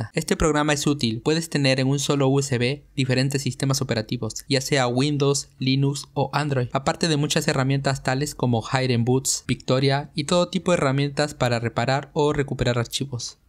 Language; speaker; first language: Spanish; native; Spanish